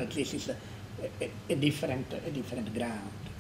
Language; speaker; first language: English; non-native, fluent; Italian